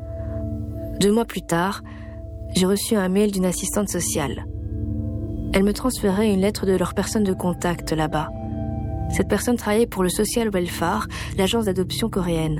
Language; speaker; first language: French; native; French